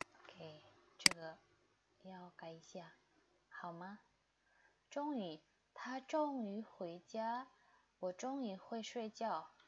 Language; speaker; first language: Chinese; non-native, fluent; Indonesian